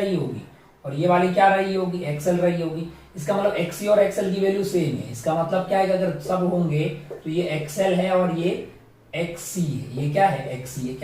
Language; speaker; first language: Hindi; native; Hindi